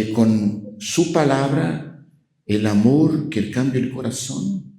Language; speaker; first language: Spanish; non-native, fluent; Portuguese